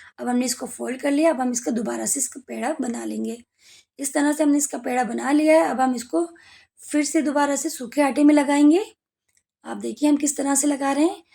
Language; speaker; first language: Hindi; native; Hindi